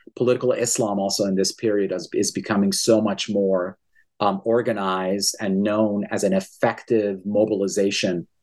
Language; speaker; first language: English; early bilingual, other home language; Persian